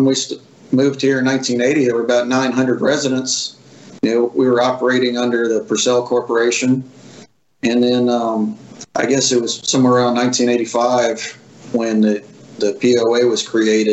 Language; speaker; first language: English; native; English